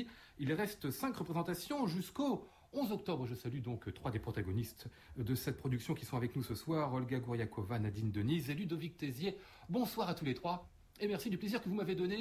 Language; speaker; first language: French; native; French